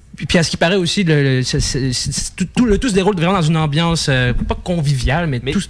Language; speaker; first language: French; native; French